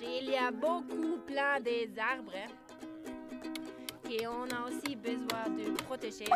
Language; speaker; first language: French; non-native, learner; German